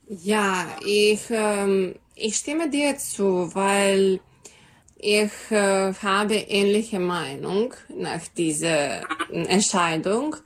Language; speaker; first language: German; non-native, fluent; Serbian